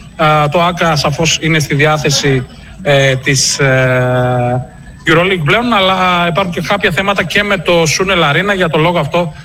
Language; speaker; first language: Greek; native; Greek